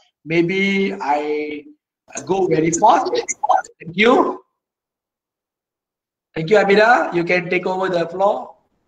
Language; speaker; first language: English; non-native, local second language; Malay